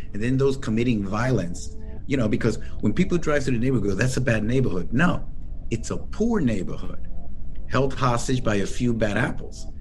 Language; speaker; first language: English; early bilingual, other home language; Spanish